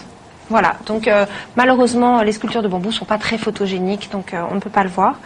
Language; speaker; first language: French; native; French